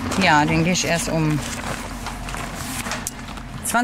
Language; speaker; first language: German; native; German